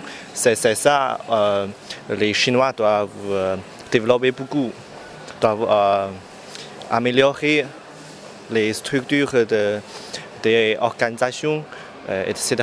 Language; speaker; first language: French; non-native, learner; Chinese